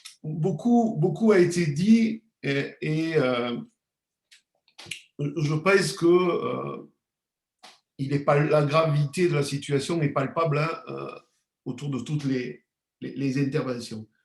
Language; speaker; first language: French; native; French